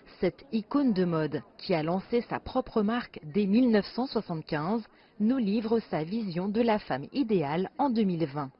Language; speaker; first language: French; native; French